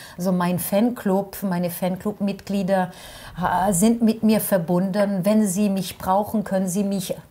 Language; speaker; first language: German; non-native, fluent; French